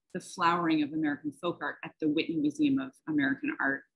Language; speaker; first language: English; native; English